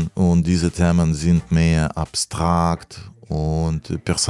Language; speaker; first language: German; non-native, fluent; Russian